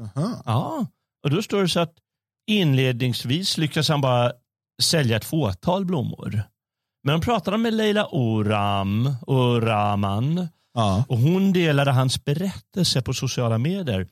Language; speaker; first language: Swedish; native; Swedish